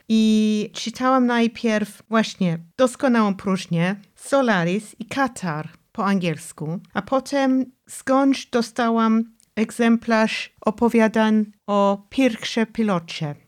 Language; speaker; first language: Polish; non-native, fluent; English